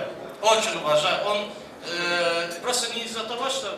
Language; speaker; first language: Russian; non-native, fluent; Azerbaijani